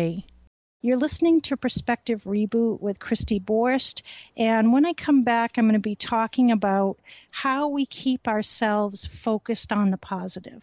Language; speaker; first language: English; native; English